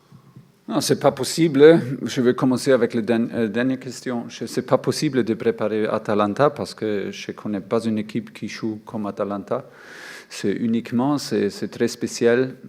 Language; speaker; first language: French; non-native, fluent; German